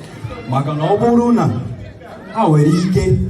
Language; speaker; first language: Igbo; early bilingual, heritage; Igbo